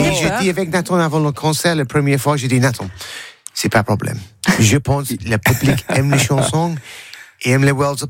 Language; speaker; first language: French; non-native, learner; English